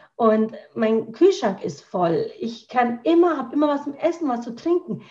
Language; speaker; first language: German; native; German